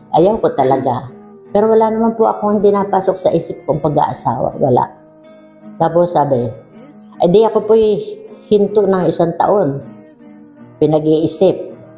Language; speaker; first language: Filipino; non-native, local second language; Bikol